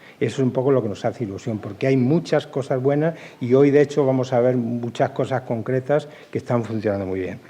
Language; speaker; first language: Spanish; native; Spanish